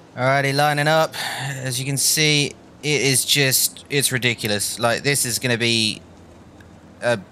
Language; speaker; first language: English; native; English